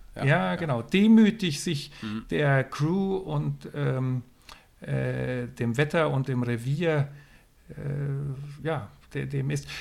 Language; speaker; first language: German; non-native, fluent; Swedish